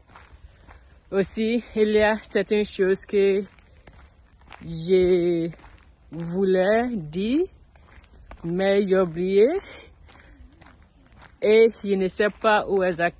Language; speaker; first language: French; non-native, learner; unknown